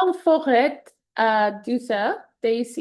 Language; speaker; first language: French; non-native, learner; Spanish